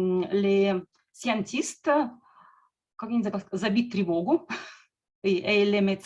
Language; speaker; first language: French; non-native, learner; Russian